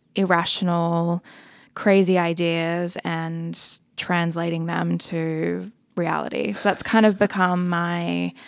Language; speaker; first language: English; native; English